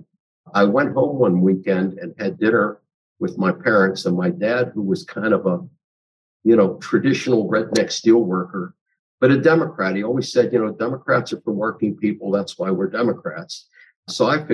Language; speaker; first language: English; native; English